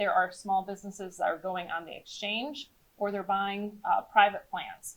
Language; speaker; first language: English; native; English